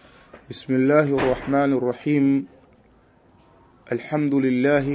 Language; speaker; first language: Arabic; non-native, fluent; Swahili